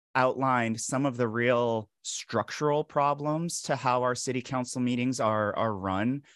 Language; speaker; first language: English; native; English